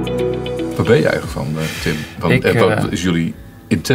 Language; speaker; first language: Dutch; native; Dutch